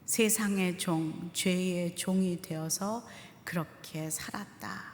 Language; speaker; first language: Korean; native; Korean